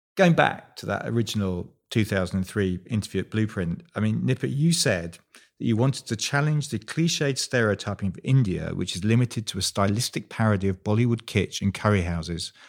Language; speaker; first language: English; native; English